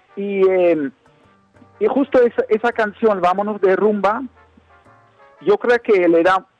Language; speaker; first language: Spanish; non-native, fluent; German